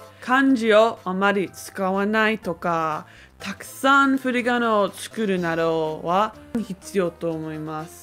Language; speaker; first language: Japanese; non-native, learner; English